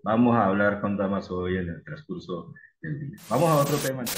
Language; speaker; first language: Spanish; native; Spanish